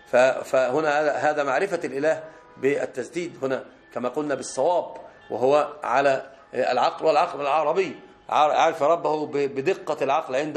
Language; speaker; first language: Arabic; native; Arabic